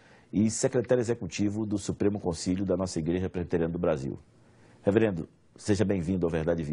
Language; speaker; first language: Portuguese; native; Portuguese